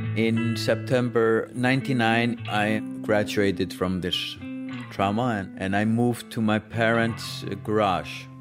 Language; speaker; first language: English; non-native, fluent; Icelandic